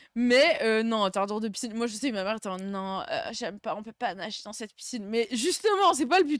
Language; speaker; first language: French; native; French